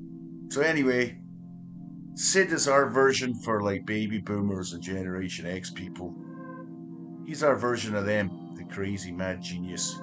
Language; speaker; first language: English; native; English